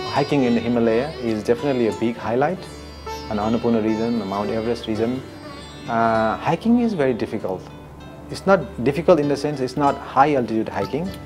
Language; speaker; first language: English; non-native, local second language; Newari